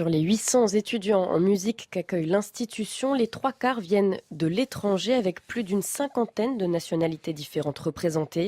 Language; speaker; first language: French; native; French